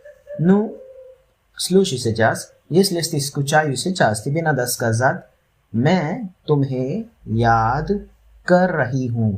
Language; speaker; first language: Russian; non-native, learner; Hindi